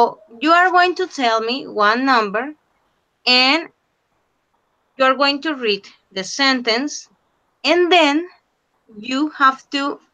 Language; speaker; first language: English; non-native, fluent; Spanish